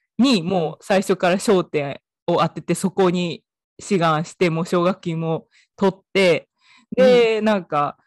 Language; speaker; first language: Japanese; native; Japanese